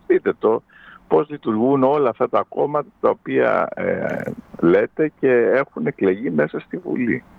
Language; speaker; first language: Greek; native; Greek